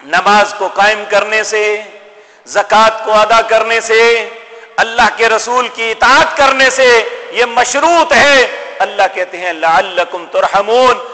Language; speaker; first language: Urdu; non-native, local second language; Punjabi